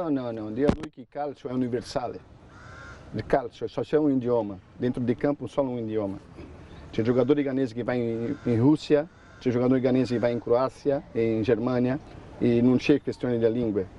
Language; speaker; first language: Italian; non-native, fluent; Portuguese